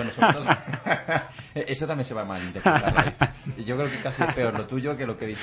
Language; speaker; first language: Spanish; native; Spanish